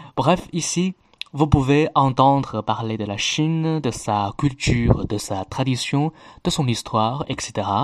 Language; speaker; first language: French; non-native, fluent; Chinese